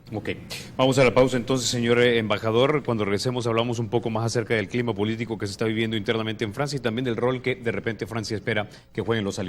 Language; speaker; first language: Spanish; native; Spanish